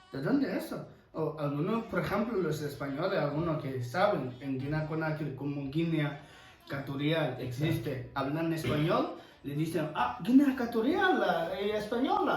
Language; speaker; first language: Spanish; non-native, learner; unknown